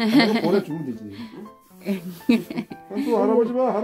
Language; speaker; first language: Korean; native; Korean